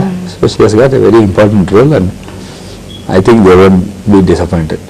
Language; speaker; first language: Telugu; non-native, learner; Tamil